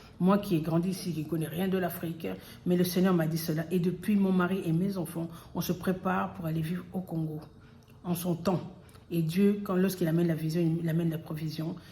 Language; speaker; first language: French; early bilingual, other home language; Lingala